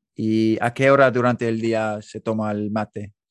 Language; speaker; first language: Spanish; non-native, learner; English